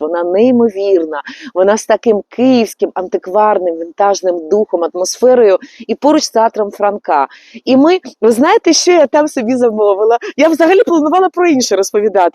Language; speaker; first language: Ukrainian; native; Ukrainian